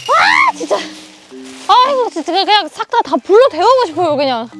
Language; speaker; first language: Korean; non-native, fluent; German